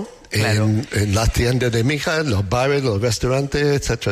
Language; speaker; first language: Spanish; non-native, learner; English